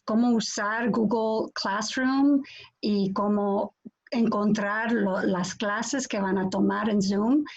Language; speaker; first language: Spanish; non-native, fluent; English